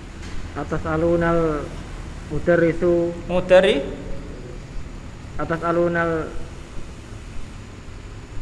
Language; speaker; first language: Arabic; non-native, learner; Indonesian